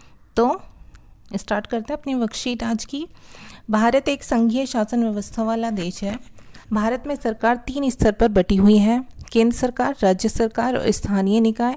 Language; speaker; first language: Hindi; native; Hindi